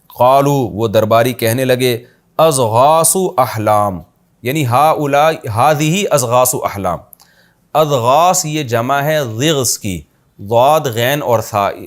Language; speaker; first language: Urdu; native; Urdu